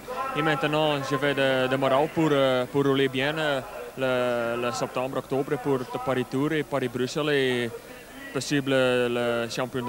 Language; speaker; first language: French; non-native, learner; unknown